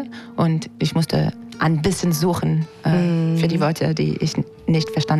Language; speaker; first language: German; non-native, learner; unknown